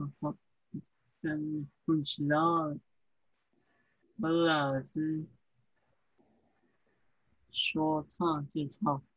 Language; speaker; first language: Chinese; early bilingual, heritage; English